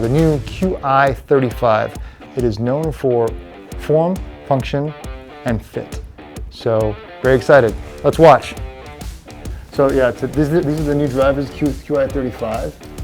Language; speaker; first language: English; native; English